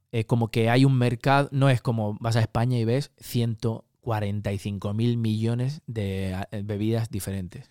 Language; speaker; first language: Spanish; native; Spanish